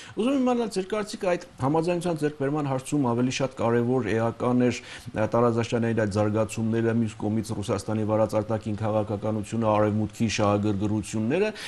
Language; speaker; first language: Armenian; native; Armenian